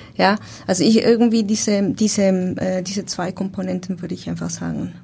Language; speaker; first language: German; non-native, learner; Spanish